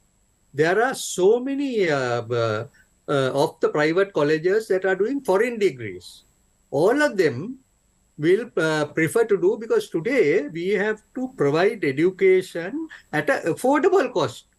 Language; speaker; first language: English; non-native, local second language; Sinhala